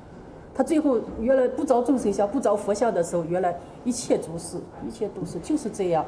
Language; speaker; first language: Chinese; native; Chinese